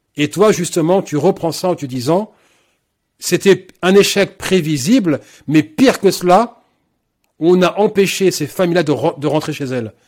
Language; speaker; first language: French; native; French